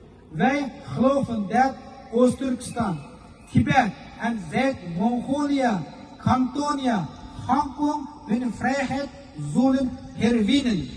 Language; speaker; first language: Dutch; non-native, fluent; Uyghur